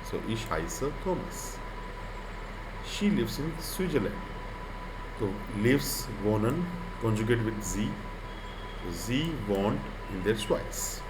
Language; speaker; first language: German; non-native, fluent; Hindi